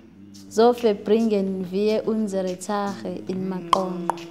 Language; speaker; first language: German; non-native, learner; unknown